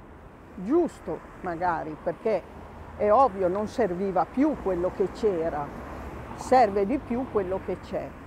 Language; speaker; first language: Italian; native; Italian